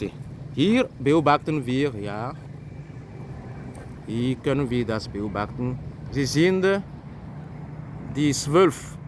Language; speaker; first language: German; non-native, fluent; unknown